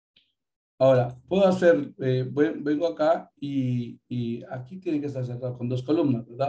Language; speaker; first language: Spanish; native; Spanish